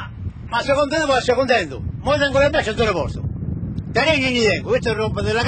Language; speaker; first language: Italian; native; Italian